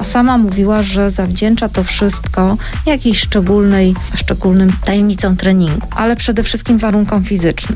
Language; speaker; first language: Polish; native; Polish